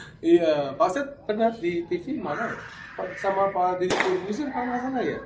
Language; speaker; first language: Indonesian; non-native, fluent; Persian